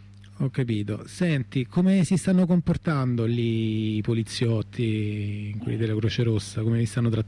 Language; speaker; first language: Italian; native; Italian